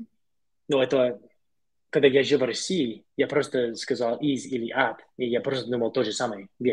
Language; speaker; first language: Russian; non-native, learner; English